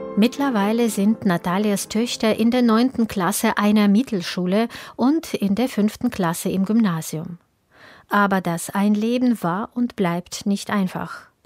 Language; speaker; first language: German; native; German